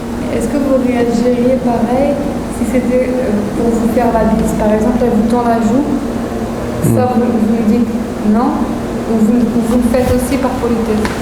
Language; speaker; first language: French; native; French